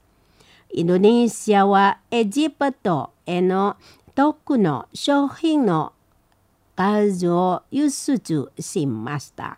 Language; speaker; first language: Japanese; non-native, learner; Indonesian